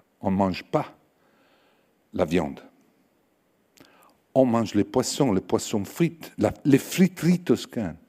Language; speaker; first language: French; non-native, fluent; Italian